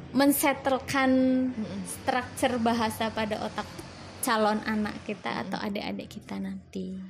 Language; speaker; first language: Indonesian; native; Indonesian